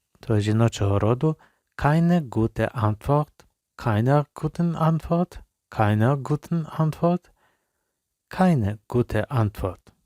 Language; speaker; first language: German; non-native, fluent; Ukrainian